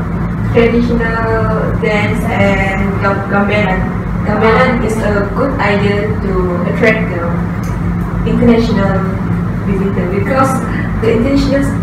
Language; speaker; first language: English; non-native, local second language; Malay